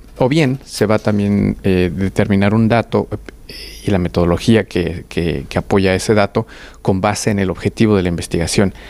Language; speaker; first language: Spanish; native; Spanish